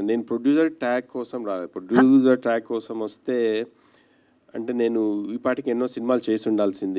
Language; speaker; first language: Telugu; native; Telugu